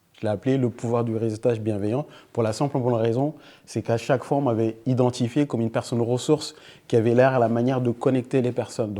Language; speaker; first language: French; early bilingual, other home language; Fula